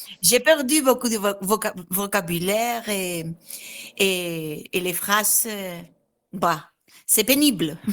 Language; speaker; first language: French; non-native, fluent; Catalan